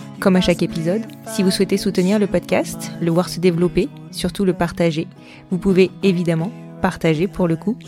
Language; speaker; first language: French; native; French